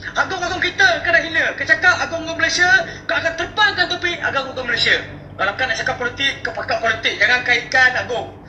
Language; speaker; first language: Malay; non-native, local second language; Tamil